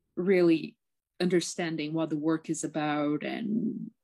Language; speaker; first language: English; non-native, fluent; Portuguese